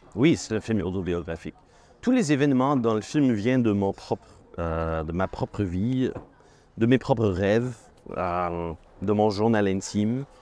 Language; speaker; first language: French; native; French